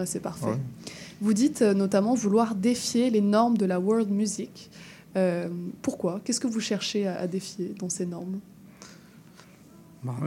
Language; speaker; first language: French; native; French